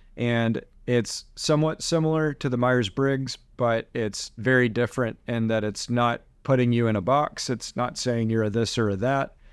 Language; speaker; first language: English; native; English